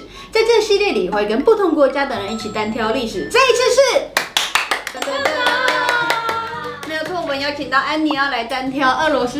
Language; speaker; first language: Chinese; native; Chinese